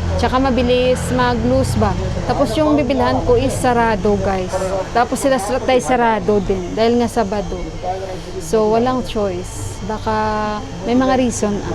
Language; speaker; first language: Filipino; native; Filipino